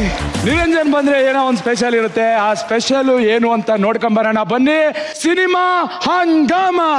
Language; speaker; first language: Kannada; native; Kannada